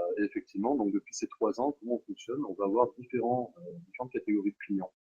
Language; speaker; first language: French; native; French